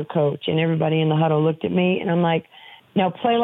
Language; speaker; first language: English; native; English